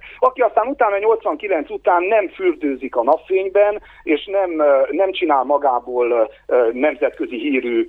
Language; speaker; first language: Hungarian; native; Hungarian